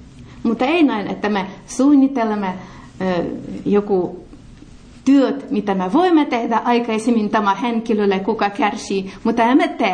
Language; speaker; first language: Finnish; non-native, learner; Russian